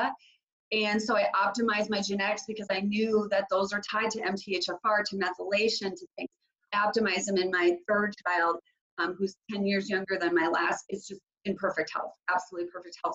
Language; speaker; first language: English; native; English